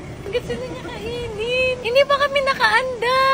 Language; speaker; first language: Filipino; native; Filipino